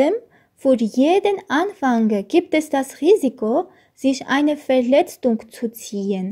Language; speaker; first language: German; non-native, learner; Armenian